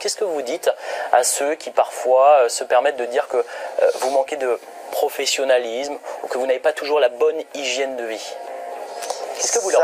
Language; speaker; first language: French; native; French